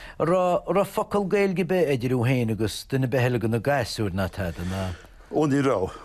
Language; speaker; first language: Irish; native; Irish